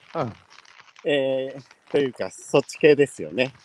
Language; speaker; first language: Japanese; native; Japanese